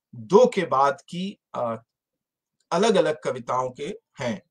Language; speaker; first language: Hindi; native; Hindi